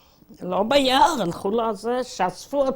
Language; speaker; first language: Hebrew; non-native, fluent; Yiddish